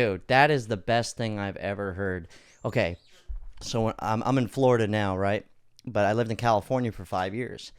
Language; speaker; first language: English; native; English